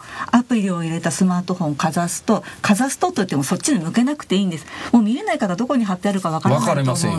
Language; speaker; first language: Japanese; native; Japanese